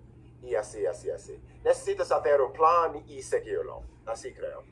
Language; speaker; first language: Spanish; non-native, fluent; English